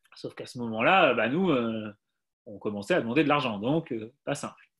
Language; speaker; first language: French; native; French